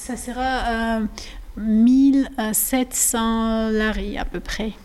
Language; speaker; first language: French; non-native, learner; Georgian